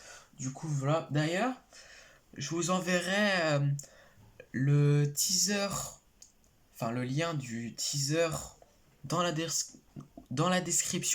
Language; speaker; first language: French; native; French